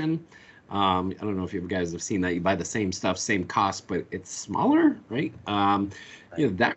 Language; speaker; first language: English; native; English